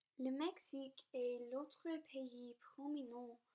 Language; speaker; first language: French; non-native, local second language; English